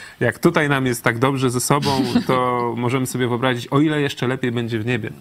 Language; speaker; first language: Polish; non-native, learner; Russian